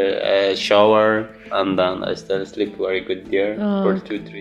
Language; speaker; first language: English; non-native, learner; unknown